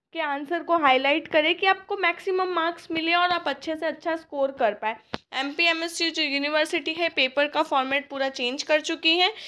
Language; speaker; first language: Hindi; native; Hindi